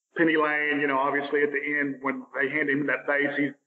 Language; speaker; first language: English; native; English